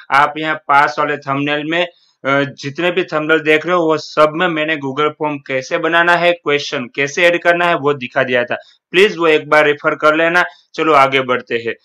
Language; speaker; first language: Hindi; non-native, local second language; Gujarati